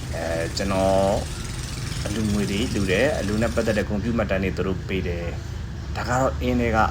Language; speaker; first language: Burmese; non-native, local second language; Pa'o Karen